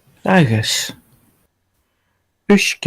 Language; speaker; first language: Irish; non-native, learner; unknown